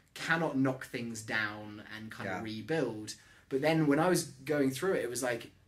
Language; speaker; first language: English; native; English